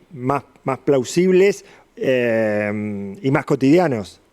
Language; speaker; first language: Spanish; native; Spanish